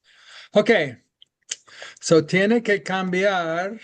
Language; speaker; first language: Spanish; non-native, fluent; English